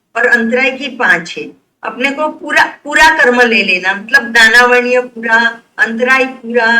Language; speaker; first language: Hindi; non-native, local second language; Gujarati